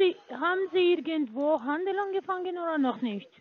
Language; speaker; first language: German; non-native, learner; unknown